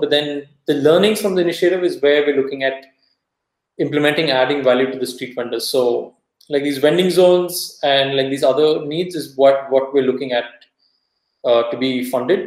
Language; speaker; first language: English; non-native, local second language; Kannada